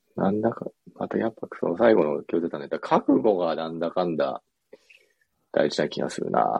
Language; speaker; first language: Japanese; early bilingual, other home language; English